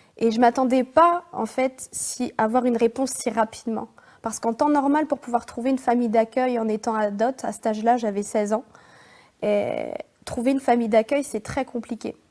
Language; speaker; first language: French; native; French